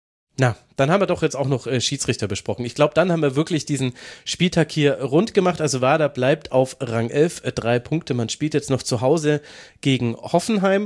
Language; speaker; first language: German; native; German